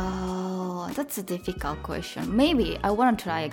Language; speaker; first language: English; non-native, learner; Japanese